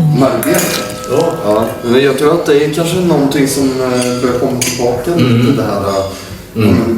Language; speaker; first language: Swedish; native; Swedish